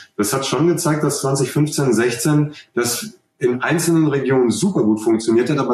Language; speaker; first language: German; native; German